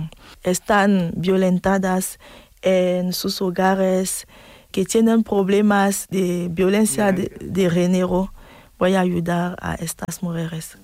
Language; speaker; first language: Spanish; non-native, fluent; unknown